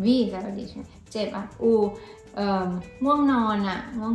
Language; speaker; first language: French; non-native, learner; Thai